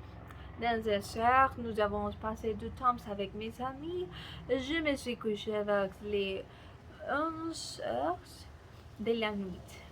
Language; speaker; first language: French; non-native, learner; Spanish